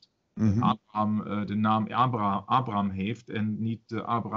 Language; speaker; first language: Dutch; non-native, learner; German